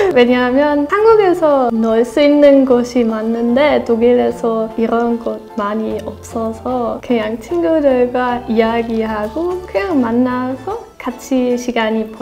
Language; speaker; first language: Korean; non-native, learner; German